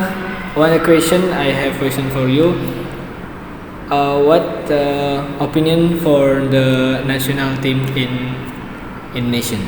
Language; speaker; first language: English; non-native, learner; Indonesian